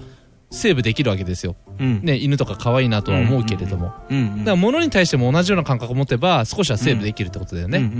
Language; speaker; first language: Japanese; native; Japanese